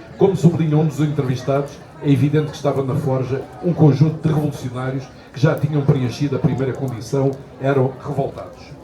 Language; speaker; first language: Portuguese; native; Portuguese